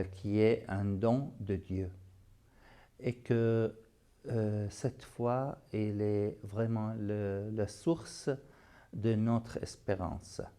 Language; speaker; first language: French; non-native, fluent; Arabic